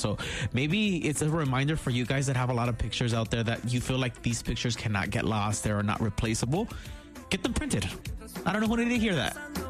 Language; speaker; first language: English; early bilingual, other home language; Spanish